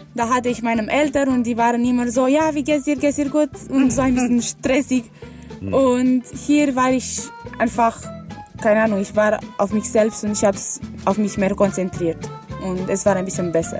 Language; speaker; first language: German; non-native, learner; Romanian